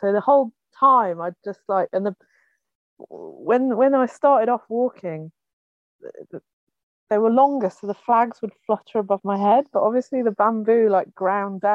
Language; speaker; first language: English; native; English